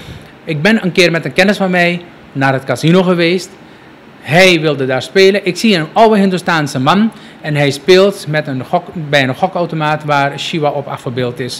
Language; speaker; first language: Dutch; native; Dutch